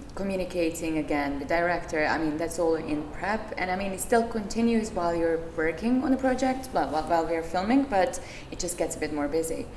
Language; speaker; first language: English; non-native, fluent; Serbian